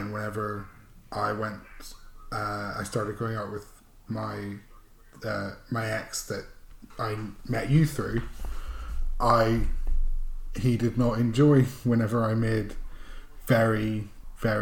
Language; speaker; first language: English; native; English